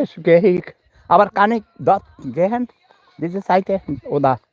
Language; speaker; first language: German; non-native, learner; Bangla